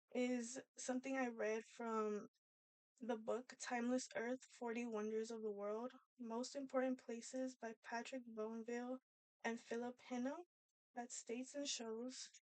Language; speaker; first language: English; native; English